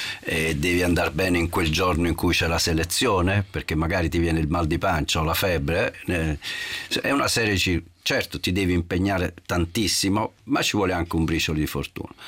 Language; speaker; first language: Italian; native; Italian